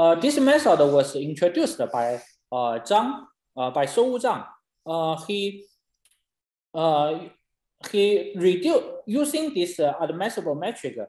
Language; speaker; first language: English; non-native, fluent; Chinese